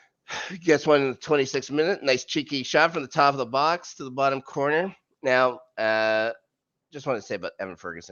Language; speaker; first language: English; native; English